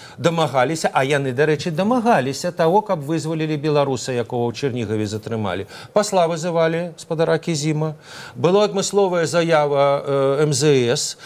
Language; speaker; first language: Belarusian; non-native, local second language; Russian